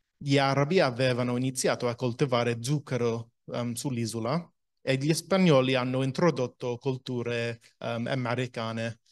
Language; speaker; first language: Italian; non-native, fluent; English